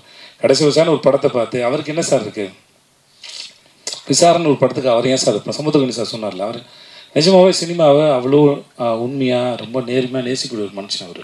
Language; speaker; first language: Tamil; native; Tamil